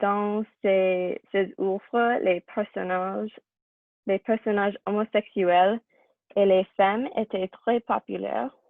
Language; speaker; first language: French; non-native, learner; English